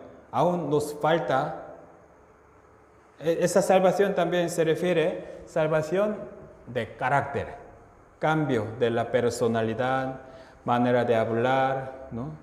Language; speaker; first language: Spanish; non-native, fluent; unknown